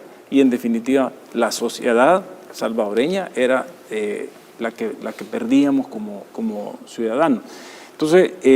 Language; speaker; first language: Spanish; native; Spanish